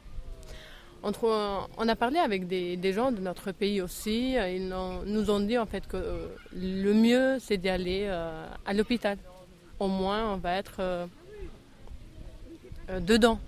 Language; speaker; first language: French; non-native, fluent; Albanian